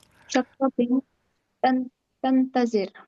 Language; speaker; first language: Arabic; non-native, learner; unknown